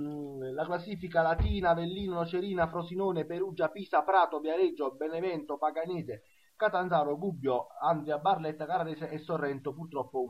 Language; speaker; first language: Italian; native; Italian